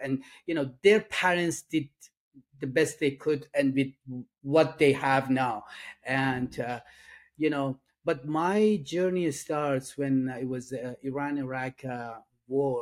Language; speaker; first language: English; non-native, fluent; Persian